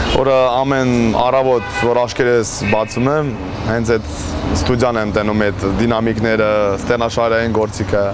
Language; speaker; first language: Armenian; early bilingual, heritage; Armenian